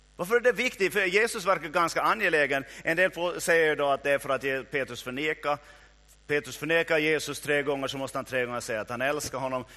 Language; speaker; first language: Swedish; native; Swedish